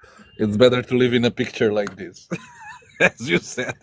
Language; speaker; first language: English; non-native, fluent; Slovenian